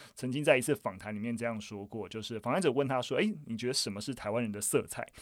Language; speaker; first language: Chinese; native; Chinese